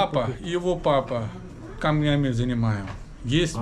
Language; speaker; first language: Russian; non-native, learner; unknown